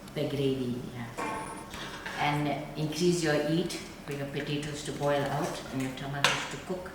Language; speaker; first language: English; native; English